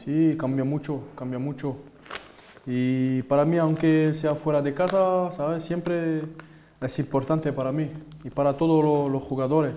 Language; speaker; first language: Spanish; non-native, fluent; French